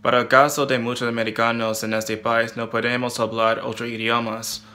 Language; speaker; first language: Spanish; non-native, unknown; English